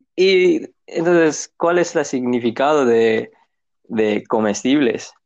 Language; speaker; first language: Spanish; non-native, learner; English